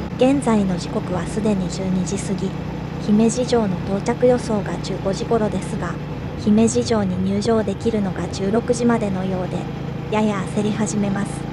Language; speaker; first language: Japanese; native; Japanese